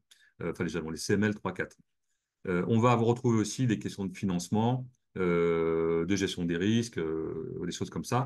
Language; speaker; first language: French; native; French